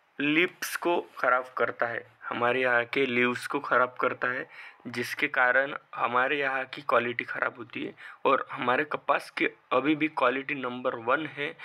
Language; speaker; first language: Hindi; non-native, local second language; Marathi